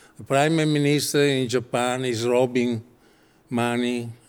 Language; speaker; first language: English; non-native, fluent; Italian